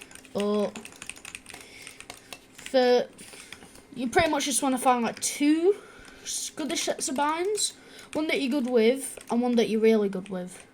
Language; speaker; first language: English; native; English